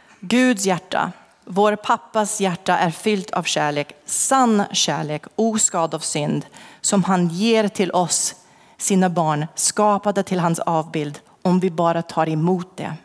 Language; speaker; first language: Swedish; non-native, fluent; English